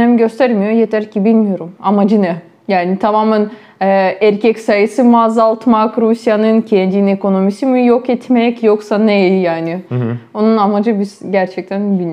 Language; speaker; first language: Turkish; non-native, fluent; Ukrainian